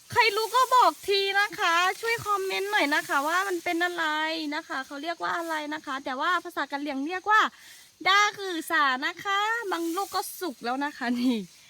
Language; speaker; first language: Thai; non-native, local second language; S'gaw Karen